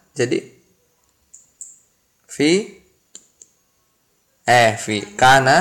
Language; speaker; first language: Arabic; non-native, fluent; Indonesian